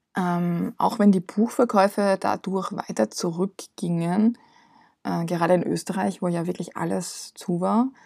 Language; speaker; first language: German; non-native, fluent; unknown